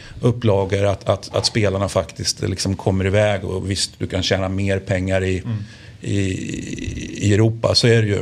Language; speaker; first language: Swedish; native; Swedish